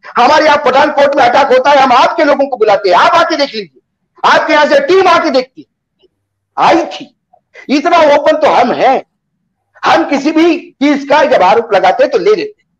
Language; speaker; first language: Hindi; non-native, local second language; Marathi